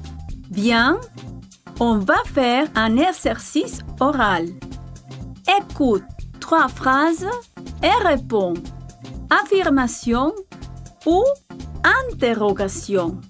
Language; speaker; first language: French; non-native, fluent; Spanish